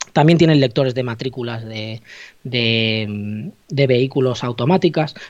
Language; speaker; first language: Spanish; native; Spanish